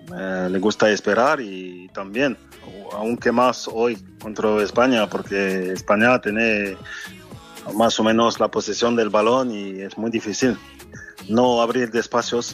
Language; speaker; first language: Spanish; non-native, fluent; French